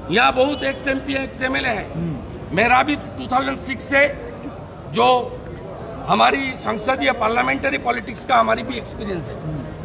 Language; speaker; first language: Hindi; non-native, local second language; Bangla